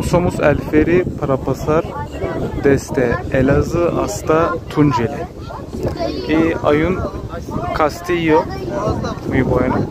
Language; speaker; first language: Spanish; non-native, learner; Turkish